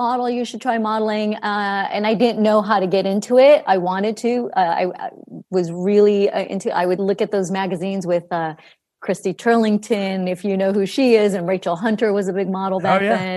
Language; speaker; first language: English; early bilingual, other home language; Greek